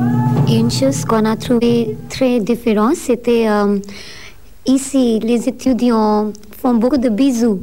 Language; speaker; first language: French; non-native, learner; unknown